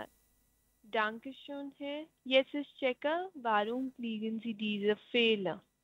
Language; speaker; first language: German; non-native, learner; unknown